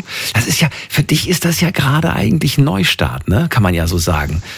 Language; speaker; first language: German; native; German